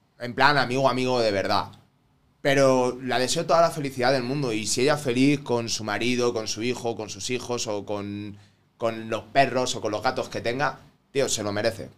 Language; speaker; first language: Spanish; native; Spanish